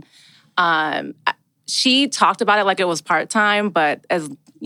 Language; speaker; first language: English; native; English